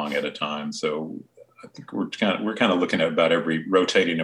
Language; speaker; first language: English; native; English